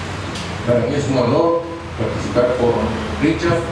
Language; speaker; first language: Spanish; native; Spanish